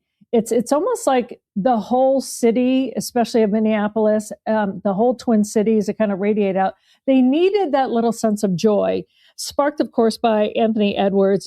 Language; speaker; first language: English; native; English